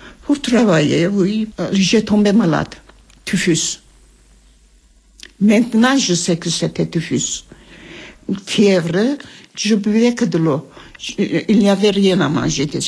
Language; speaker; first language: French; early bilingual, other home language; Armenian